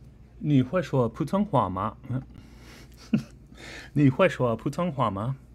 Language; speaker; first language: Chinese; non-native, learner; English